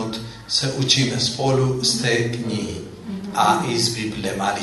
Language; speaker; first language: Czech; non-native, fluent; Amharic